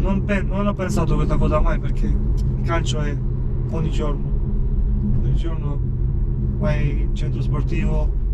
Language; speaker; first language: Italian; non-native, fluent; Albanian